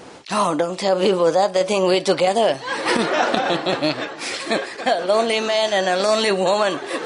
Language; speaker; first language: English; non-native, fluent; Vietnamese